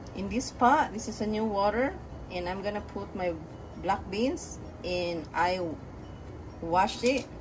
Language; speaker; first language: English; non-native, local second language; Filipino